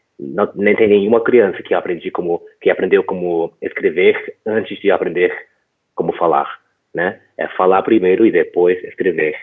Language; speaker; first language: Portuguese; non-native, fluent; English